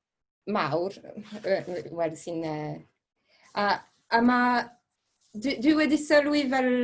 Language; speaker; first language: Welsh; non-native, fluent; French